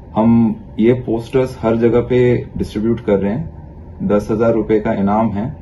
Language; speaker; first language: Hindi; non-native, local second language; Bangla